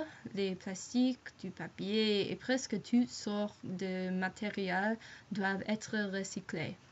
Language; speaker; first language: French; non-native, learner; English